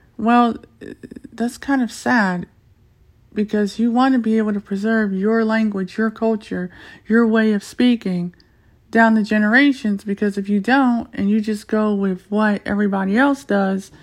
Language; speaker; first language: English; native; English